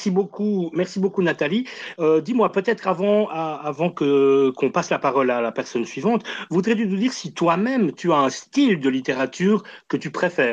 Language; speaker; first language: French; native; French